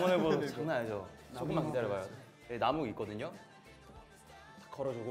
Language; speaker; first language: Korean; native; Korean